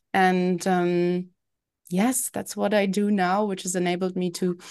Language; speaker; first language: English; non-native, fluent; German